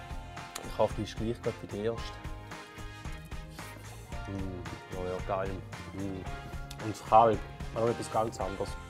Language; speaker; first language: German; native; German